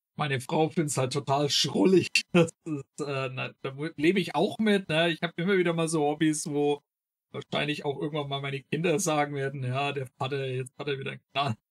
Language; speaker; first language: German; early bilingual, other home language; Slovenian